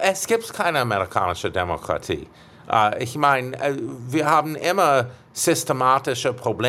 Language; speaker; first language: German; non-native, fluent; English